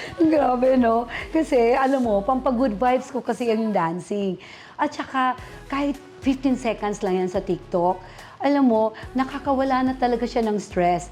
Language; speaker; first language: Filipino; non-native, local second language; Cebuano